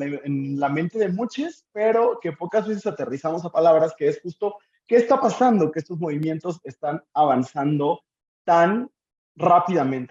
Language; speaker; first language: Spanish; native; Spanish